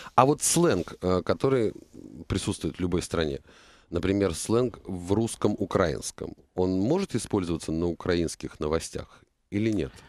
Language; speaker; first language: Russian; native; Russian